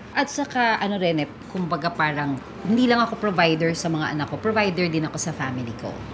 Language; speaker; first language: Filipino; native; Filipino